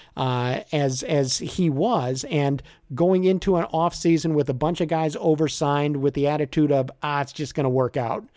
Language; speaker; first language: English; native; English